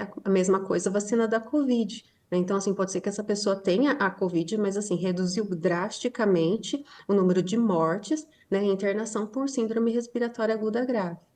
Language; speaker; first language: Portuguese; native; Portuguese